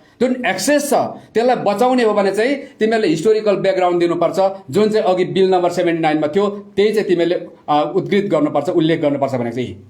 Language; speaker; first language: Nepali; native; Nepali